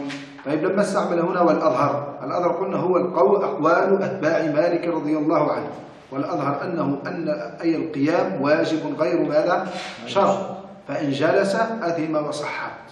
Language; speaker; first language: Arabic; native; Arabic